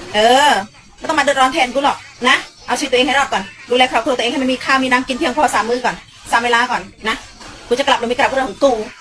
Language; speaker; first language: Thai; non-native, fluent; Khmer